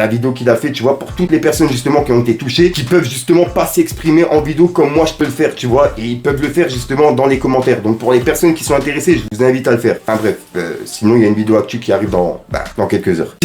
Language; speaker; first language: French; native; French